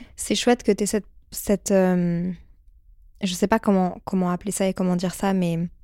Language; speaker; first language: French; native; French